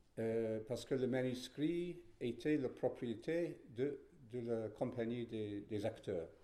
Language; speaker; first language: French; non-native, fluent; English